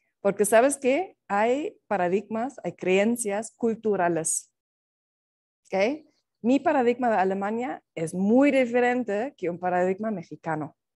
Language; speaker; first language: Spanish; non-native, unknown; German